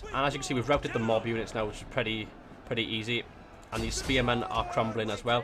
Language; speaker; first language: English; native; English